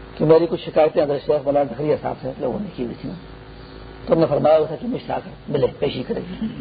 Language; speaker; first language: Urdu; non-native, local second language; Pashto